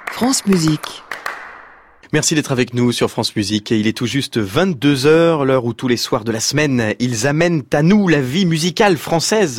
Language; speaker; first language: French; native; French